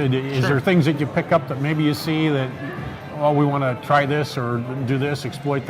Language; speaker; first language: English; native; English